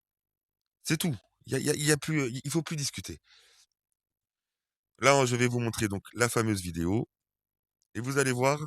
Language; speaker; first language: French; native; French